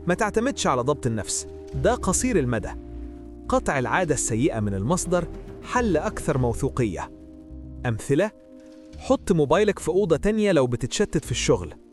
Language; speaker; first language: Arabic; native; Arabic